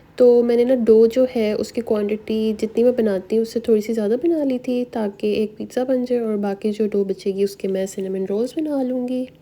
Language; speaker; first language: Urdu; native; Urdu